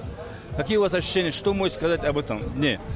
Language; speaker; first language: Russian; native; Russian